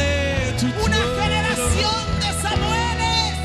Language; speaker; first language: Spanish; native; Spanish